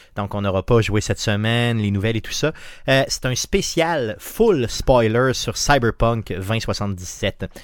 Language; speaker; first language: French; native; French